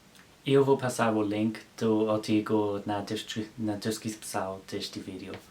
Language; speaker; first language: Portuguese; non-native, learner; English